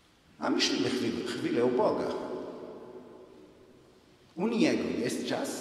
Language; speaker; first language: Polish; non-native, fluent; Hebrew